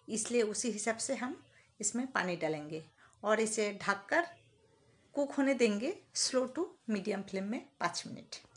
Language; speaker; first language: Hindi; native; Hindi